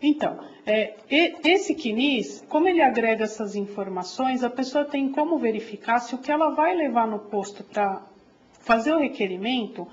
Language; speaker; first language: Portuguese; native; Portuguese